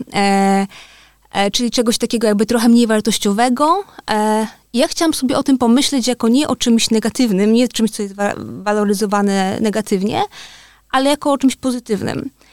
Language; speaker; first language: Polish; native; Polish